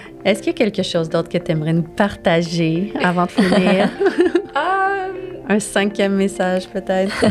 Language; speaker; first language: French; native; French